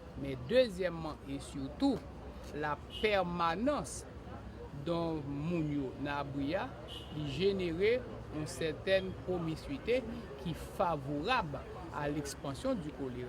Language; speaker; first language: French; non-native, local second language; Haitian Creole